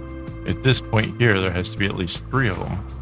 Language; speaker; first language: English; native; English